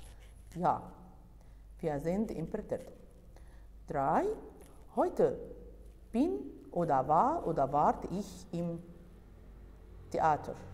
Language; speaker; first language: German; non-native, fluent; Arabic